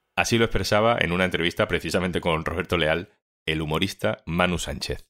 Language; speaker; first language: Spanish; native; Spanish